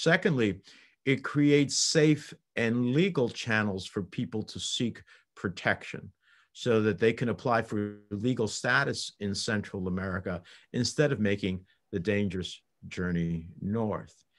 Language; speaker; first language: English; early bilingual, other home language; Spanish